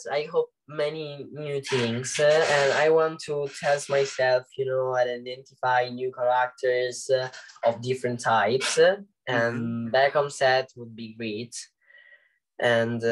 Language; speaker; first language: English; non-native, learner; Italian